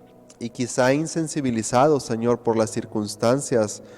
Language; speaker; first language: Spanish; native; Spanish